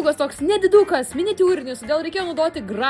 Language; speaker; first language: Lithuanian; native; Lithuanian